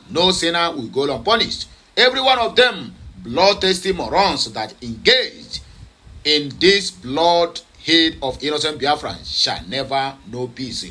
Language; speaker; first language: English; non-native, local second language; Igbo